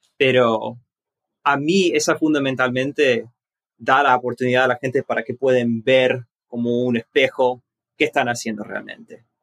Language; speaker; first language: Spanish; early bilingual, heritage; Spanish